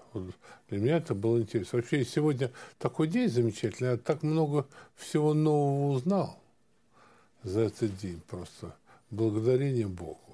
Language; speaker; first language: Russian; native; Russian